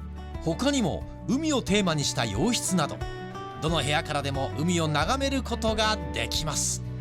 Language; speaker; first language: Japanese; native; Japanese